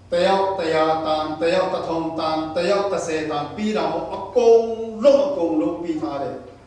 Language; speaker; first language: Burmese; non-native, local second language; Tedim Chin